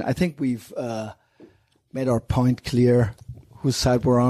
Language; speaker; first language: English; non-native, fluent; German